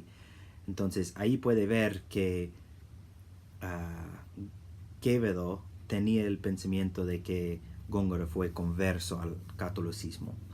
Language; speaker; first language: Spanish; non-native, fluent; English